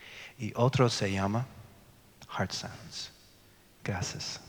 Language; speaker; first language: Spanish; non-native, learner; English